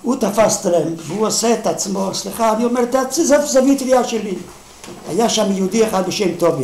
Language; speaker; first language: Hebrew; non-native, fluent; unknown